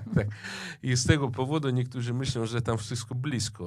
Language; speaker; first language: Polish; non-native, fluent; Russian